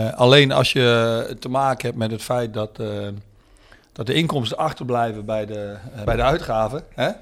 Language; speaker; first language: Dutch; native; Dutch